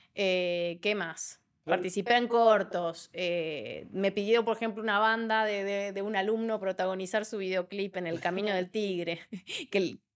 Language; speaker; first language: Spanish; native; Spanish